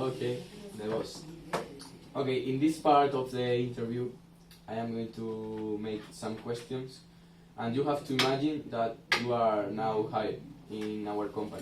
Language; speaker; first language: English; non-native, learner; Spanish